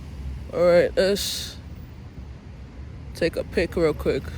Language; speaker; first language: English; native; English